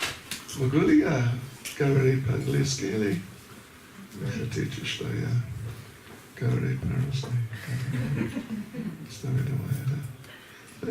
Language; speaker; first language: Russian; non-native, learner; English